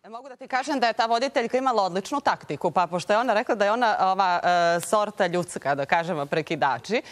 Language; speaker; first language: Serbian; native; Serbian